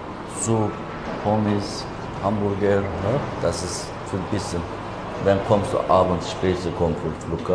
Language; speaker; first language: German; non-native, learner; Turkish